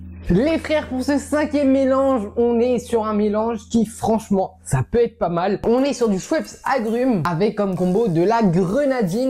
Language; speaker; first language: French; native; French